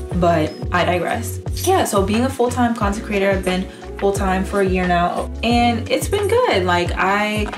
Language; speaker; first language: English; native; English